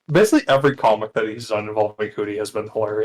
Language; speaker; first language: English; native; English